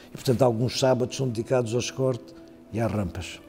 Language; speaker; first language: Portuguese; native; Portuguese